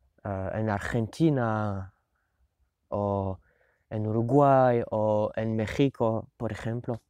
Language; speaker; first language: Spanish; non-native, learner; French